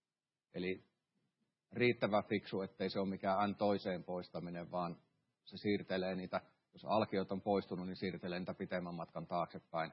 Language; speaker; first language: Finnish; native; Finnish